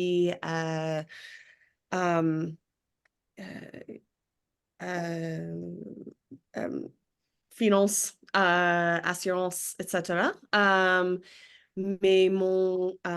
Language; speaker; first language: French; non-native, learner; English